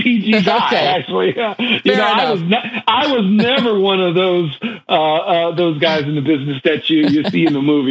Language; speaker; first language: English; native; English